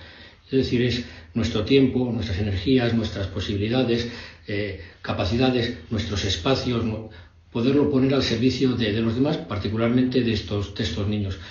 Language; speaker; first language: Spanish; native; Spanish